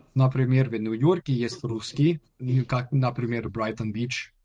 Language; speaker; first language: Russian; non-native, learner; English